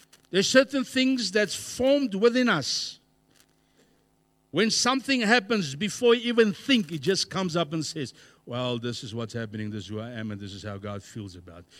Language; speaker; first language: English; non-native, local second language; Afrikaans